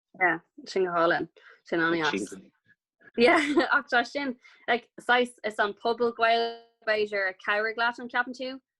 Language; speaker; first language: Irish; non-native, local second language; English